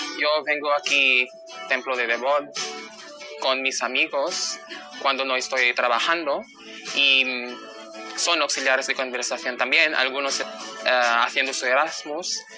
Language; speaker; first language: Spanish; non-native, fluent; Filipino